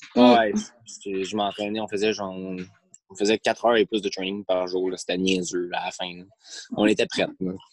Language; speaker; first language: French; native; French